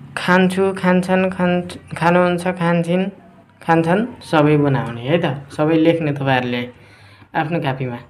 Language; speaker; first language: Nepali; native; Nepali